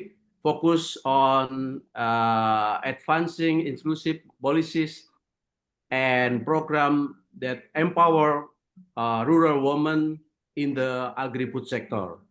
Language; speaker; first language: English; non-native, learner; Indonesian